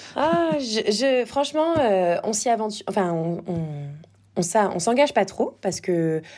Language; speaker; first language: French; native; French